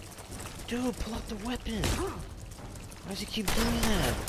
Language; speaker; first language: English; native; English